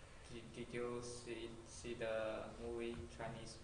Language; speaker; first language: English; non-native, learner; Chinese